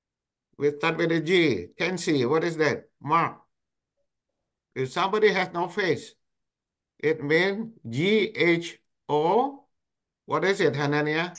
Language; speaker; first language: English; non-native, local second language; Indonesian